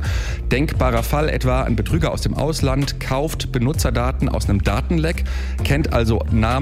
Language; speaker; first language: German; native; German